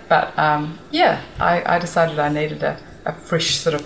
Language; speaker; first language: English; native; English